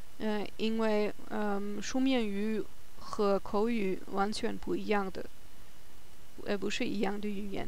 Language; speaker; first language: Chinese; non-native, learner; German